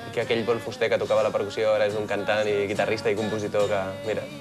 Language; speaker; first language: Catalan; native; Catalan